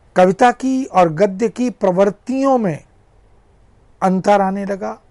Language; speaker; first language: Hindi; native; Hindi